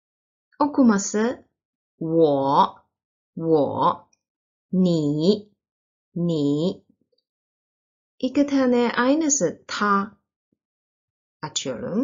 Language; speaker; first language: Turkish; non-native, learner; Chinese